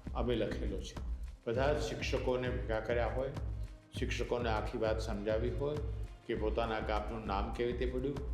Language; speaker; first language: Gujarati; native; Gujarati